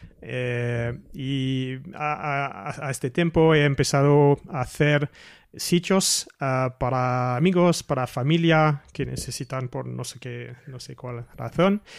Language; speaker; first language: Spanish; non-native, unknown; French